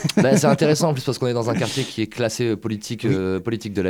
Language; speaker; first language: French; native; French